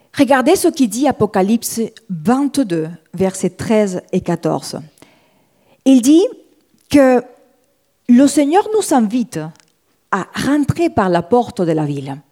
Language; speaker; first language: French; non-native, fluent; Spanish